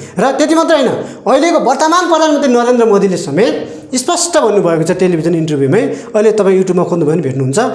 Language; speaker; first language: Nepali; native; Nepali